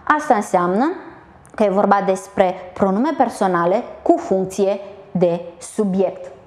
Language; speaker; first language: Romanian; native; Romanian